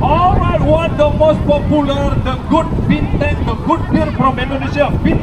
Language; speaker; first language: English; non-native, learner; Indonesian